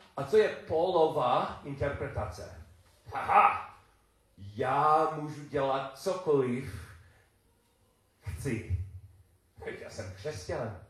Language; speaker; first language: Czech; non-native, learner; English